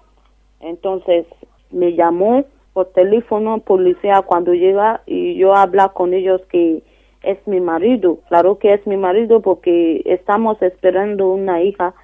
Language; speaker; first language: Spanish; non-native, learner; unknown